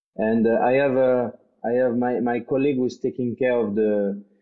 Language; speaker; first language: English; non-native, fluent; French